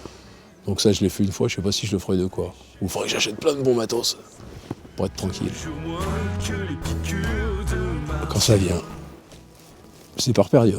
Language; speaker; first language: French; native; French